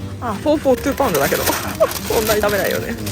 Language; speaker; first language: Japanese; native; Japanese